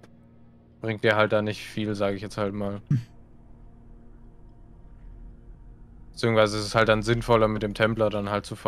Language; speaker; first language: German; native; German